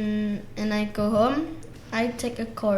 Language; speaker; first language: English; non-native, learner; Indonesian